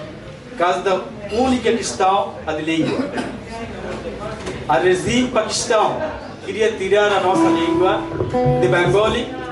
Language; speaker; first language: Portuguese; non-native, learner; Bangla